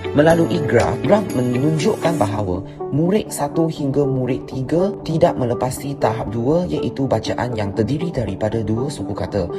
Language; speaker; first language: Malay; non-native, local second language; Chinese